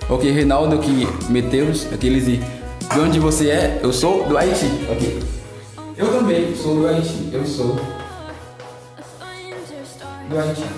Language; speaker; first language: Portuguese; non-native, learner; Haitian Creole